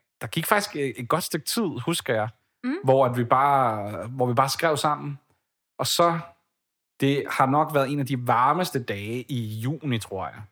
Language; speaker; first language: Danish; native; Danish